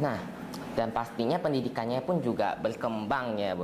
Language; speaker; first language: Indonesian; native; Indonesian